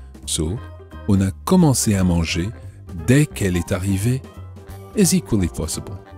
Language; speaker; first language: French; non-native, fluent; English